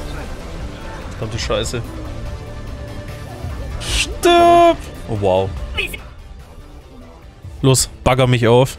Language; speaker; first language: German; native; German